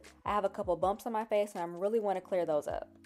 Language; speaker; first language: English; native; English